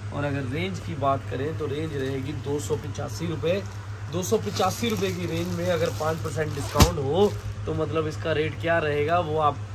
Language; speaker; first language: Hindi; non-native, local second language; Punjabi